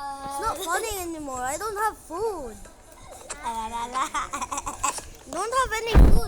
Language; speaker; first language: English; non-native, local second language; Filipino